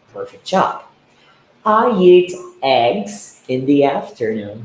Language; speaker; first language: English; non-native, fluent; Portuguese